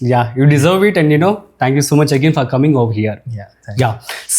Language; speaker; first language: Telugu; native; Telugu